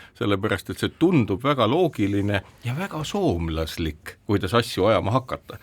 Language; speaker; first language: Estonian; native; Estonian